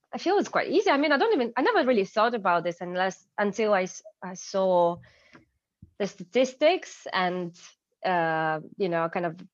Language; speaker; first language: English; non-native, fluent; Ukrainian